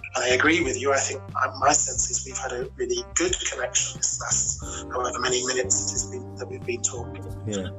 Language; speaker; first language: English; native; English